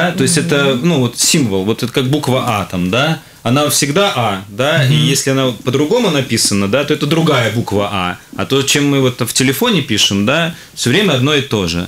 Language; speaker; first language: Russian; native; Russian